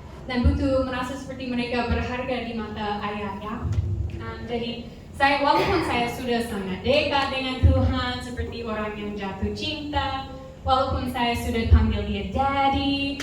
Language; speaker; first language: Indonesian; non-native, fluent; English